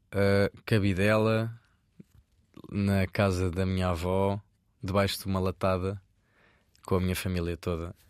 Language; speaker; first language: Portuguese; native; Portuguese